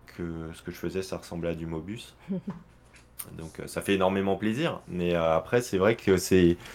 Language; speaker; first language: French; native; French